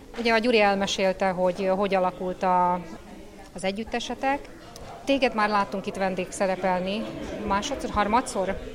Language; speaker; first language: Hungarian; native; Hungarian